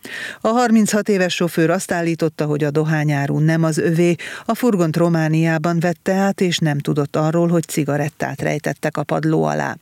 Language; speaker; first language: Hungarian; native; Hungarian